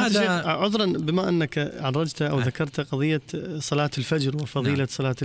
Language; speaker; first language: Arabic; native; Arabic